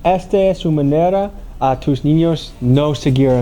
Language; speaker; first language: Spanish; non-native, learner; English